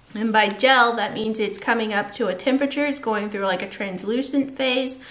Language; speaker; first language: English; native; English